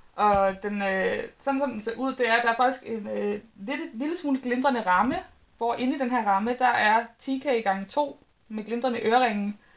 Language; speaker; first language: Danish; native; Danish